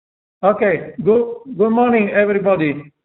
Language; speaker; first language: English; non-native, fluent; Italian